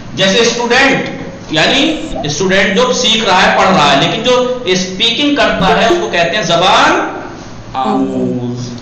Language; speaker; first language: Urdu; native; Urdu